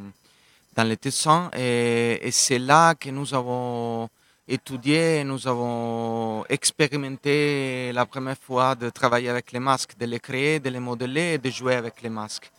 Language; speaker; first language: French; non-native, local second language; Italian